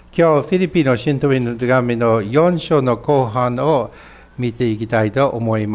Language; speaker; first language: Japanese; non-native, fluent; English